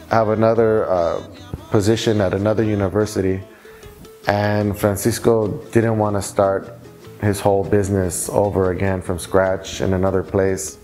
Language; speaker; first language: English; native; English